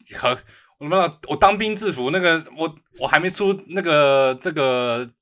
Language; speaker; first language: Chinese; native; Chinese